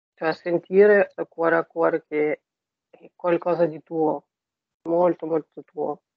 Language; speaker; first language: Italian; non-native, fluent; Russian